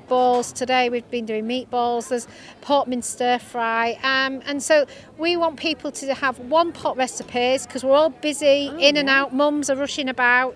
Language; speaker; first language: English; native; English